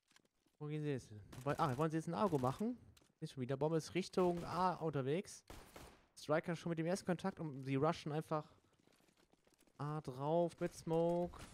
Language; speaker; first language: German; native; German